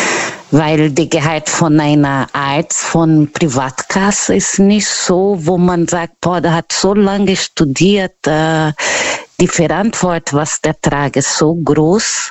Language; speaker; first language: German; non-native, learner; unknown